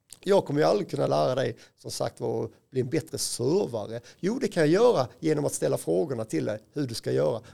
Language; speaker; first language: Swedish; native; Swedish